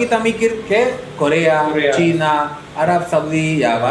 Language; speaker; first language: Indonesian; non-native, fluent; Spanish